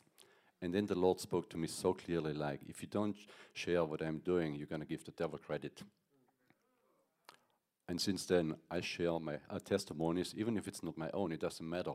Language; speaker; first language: English; non-native, fluent; German